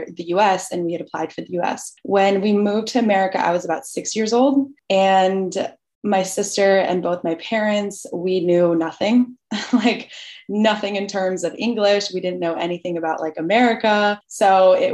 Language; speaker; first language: English; early bilingual, other home language; Albanian